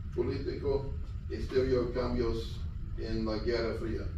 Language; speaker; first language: Spanish; non-native, learner; English